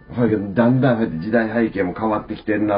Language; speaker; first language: Japanese; native; Japanese